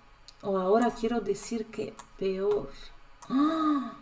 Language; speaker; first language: Spanish; non-native, fluent; Polish